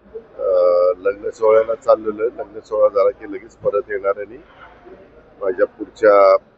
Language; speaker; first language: Marathi; native; Marathi